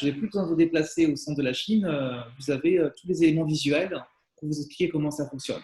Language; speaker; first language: French; native; French